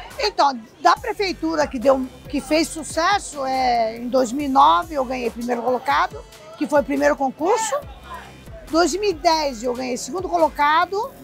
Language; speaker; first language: Portuguese; early bilingual, other home language; Japanese